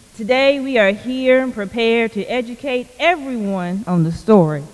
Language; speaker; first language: English; native; English